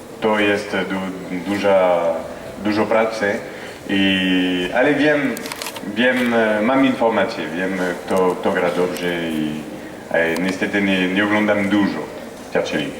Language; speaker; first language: Polish; non-native, learner; French